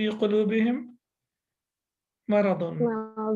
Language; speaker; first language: Arabic; non-native, fluent; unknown